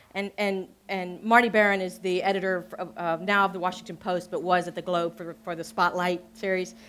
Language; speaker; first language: English; native; English